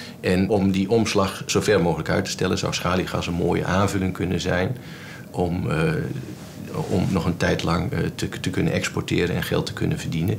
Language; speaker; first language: Dutch; native; Dutch